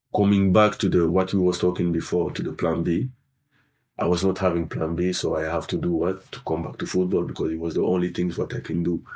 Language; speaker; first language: English; non-native, fluent; French